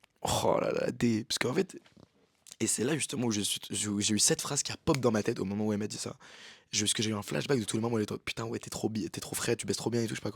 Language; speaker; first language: French; native; French